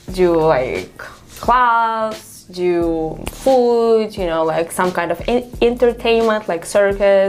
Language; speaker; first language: English; non-native, fluent; Russian